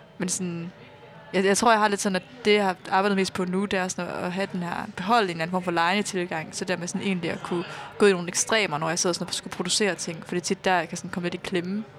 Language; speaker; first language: Danish; native; Danish